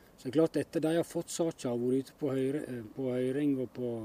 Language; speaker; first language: Norwegian; native; Norwegian